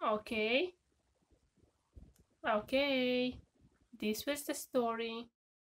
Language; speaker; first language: English; non-native, fluent; Romanian